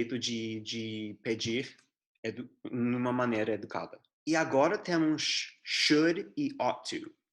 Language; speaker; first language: Portuguese; non-native, fluent; English